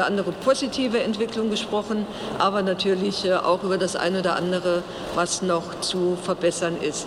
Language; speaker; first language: German; native; German